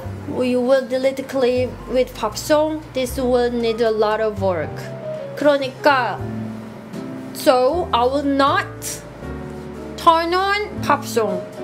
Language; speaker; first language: English; non-native, learner; Korean